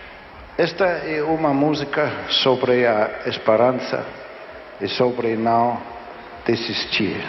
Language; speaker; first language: Portuguese; non-native, learner; English